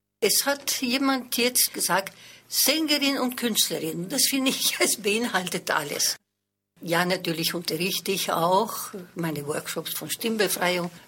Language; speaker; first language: German; non-native, fluent; French